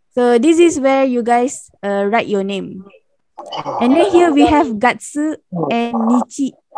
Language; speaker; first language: English; non-native, local second language; Malay